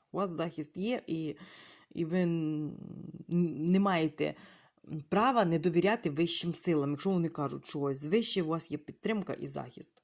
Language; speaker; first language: Ukrainian; non-native, local second language; Russian